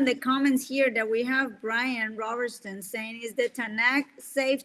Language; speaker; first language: English; non-native, fluent; Spanish